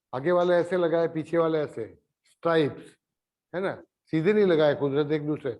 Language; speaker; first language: Hindi; non-native, local second language; Gujarati